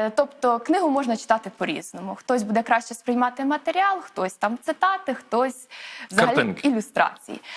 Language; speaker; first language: Ukrainian; native; Ukrainian